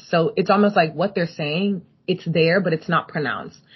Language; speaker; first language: English; native; English